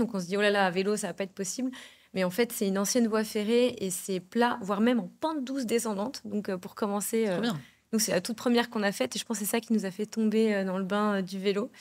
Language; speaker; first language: French; native; French